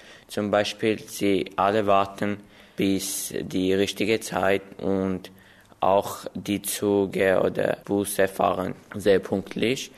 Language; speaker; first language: German; non-native, learner; Armenian